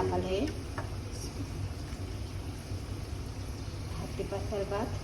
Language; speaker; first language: Arabic; non-native, learner; Urdu